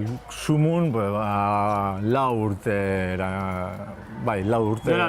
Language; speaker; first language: Basque; non-native, local second language; Spanish